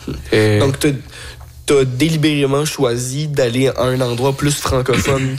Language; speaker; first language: French; native; French